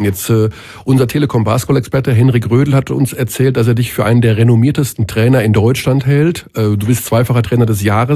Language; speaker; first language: German; native; German